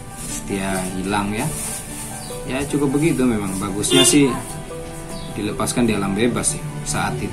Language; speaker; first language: Indonesian; native; Indonesian